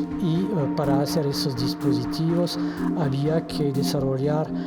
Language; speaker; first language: Spanish; non-native, fluent; French